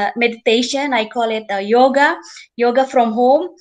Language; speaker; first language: English; non-native, fluent; Indonesian